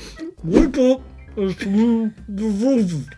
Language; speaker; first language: English; native; English